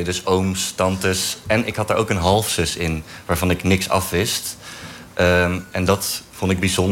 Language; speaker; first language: Dutch; native; Dutch